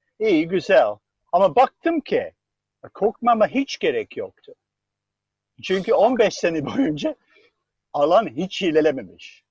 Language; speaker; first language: Turkish; non-native, fluent; English